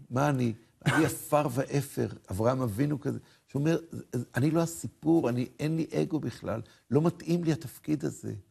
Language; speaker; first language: Hebrew; native; Hebrew